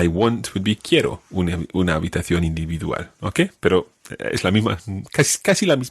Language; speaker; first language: Spanish; non-native, fluent; English